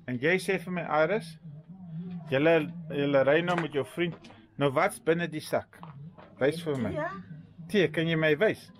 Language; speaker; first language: Afrikaans; non-native, learner; English